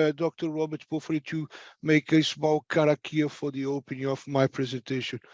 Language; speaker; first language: English; non-native, fluent; Portuguese